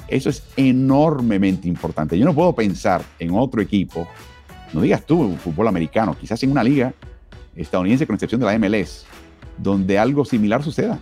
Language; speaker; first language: Spanish; native; Spanish